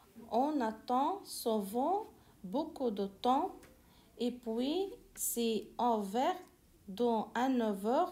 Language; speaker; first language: French; non-native, learner; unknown